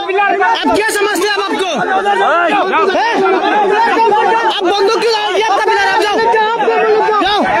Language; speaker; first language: Hindi; non-native, learner; Bangla